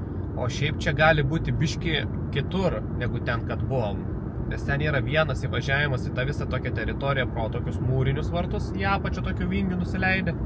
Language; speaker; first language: Lithuanian; native; Lithuanian